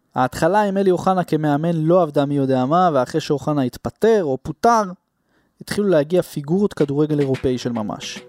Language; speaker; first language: Hebrew; native; Hebrew